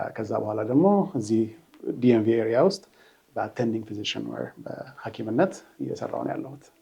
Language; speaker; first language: Amharic; native; Amharic